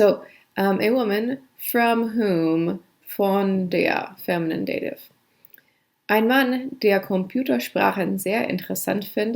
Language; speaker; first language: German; non-native, fluent; English